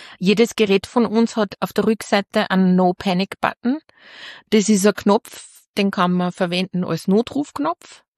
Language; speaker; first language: German; native; German